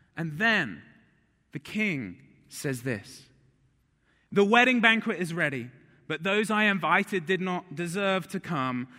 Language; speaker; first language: English; native; English